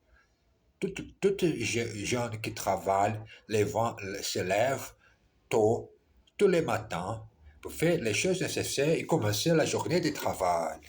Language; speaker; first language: French; non-native, learner; Portuguese